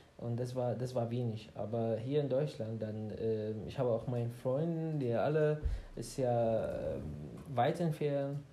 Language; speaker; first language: German; non-native, learner; Arabic